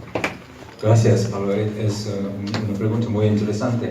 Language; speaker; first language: Spanish; non-native, fluent; English